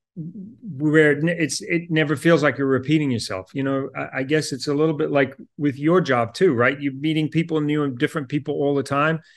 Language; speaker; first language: English; native; English